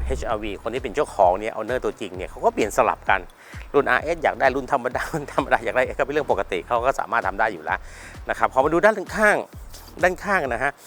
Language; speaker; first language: Thai; native; Thai